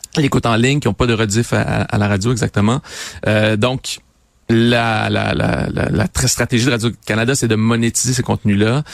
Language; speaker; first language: French; native; French